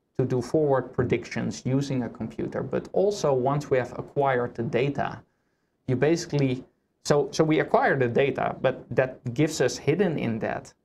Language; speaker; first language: English; non-native, fluent; Dutch